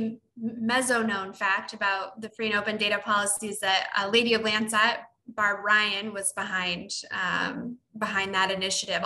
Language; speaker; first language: English; native; English